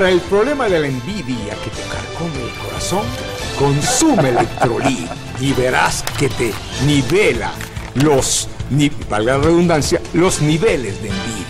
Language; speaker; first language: Spanish; native; Spanish